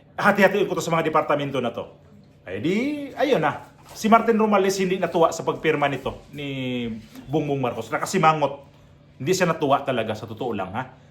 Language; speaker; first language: Filipino; non-native, local second language; Cebuano